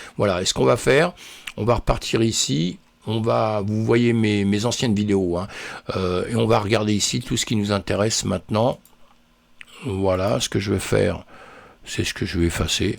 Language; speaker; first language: French; native; French